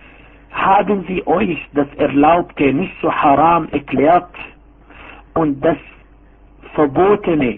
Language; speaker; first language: German; non-native, fluent; Arabic